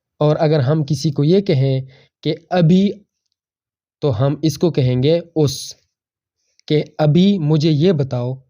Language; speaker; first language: Urdu; non-native, local second language; Pashto